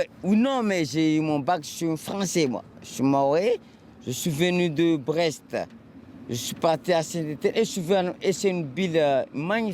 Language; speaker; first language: French; non-native, local second language; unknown